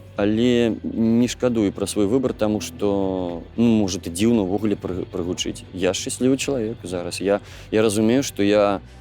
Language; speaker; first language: Belarusian; non-native, local second language; Russian